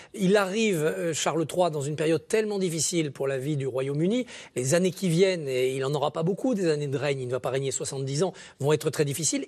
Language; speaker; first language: French; native; French